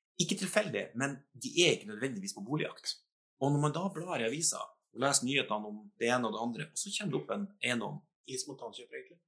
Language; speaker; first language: Norwegian; native; Norwegian